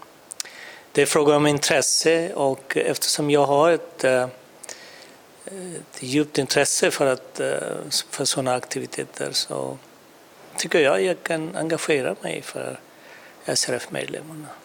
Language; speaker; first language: Swedish; non-native, fluent; Urdu